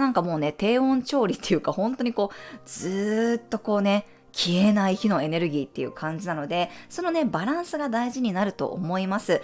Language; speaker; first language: Japanese; native; Japanese